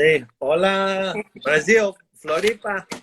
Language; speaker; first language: Portuguese; non-native, fluent; English